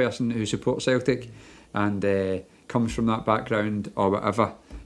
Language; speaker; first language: English; native; English